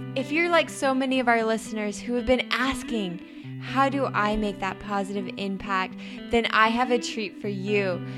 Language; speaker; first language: English; native; English